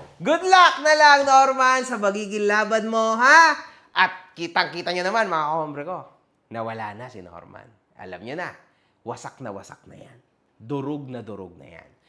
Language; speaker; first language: Filipino; native; Filipino